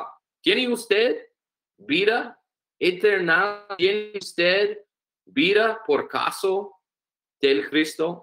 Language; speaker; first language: Spanish; non-native, learner; English